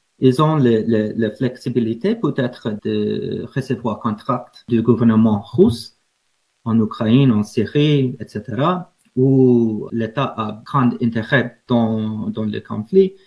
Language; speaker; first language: French; non-native, fluent; English